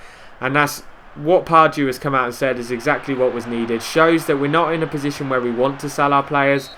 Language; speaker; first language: English; native; English